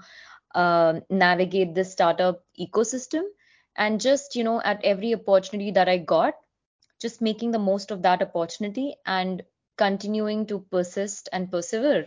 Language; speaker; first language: English; non-native, local second language; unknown